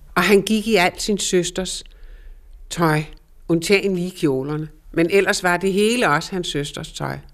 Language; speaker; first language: Danish; native; Danish